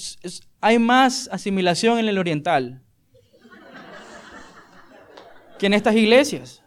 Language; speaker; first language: Spanish; native; Spanish